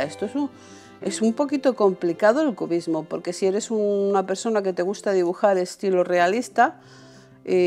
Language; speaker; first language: Spanish; native; Spanish